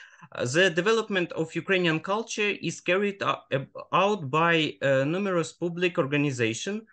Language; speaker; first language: English; non-native, fluent; Ukrainian